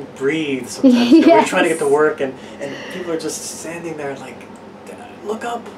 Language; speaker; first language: English; native; English